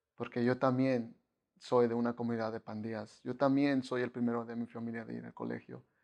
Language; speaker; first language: Spanish; early bilingual, heritage; Spanish